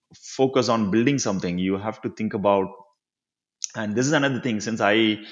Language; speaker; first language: English; non-native, local second language; Tamil